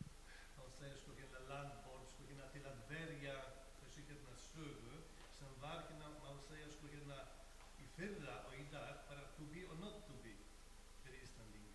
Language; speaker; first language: Icelandic; non-native, learner; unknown